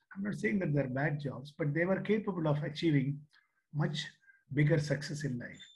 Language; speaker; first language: English; non-native, local second language; Malayalam